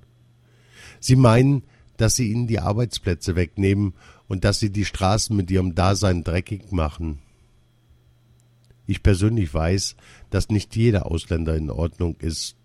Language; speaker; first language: German; early bilingual, other home language; Arabic